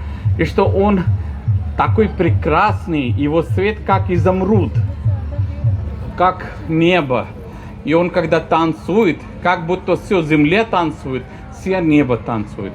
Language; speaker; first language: Russian; non-native, fluent; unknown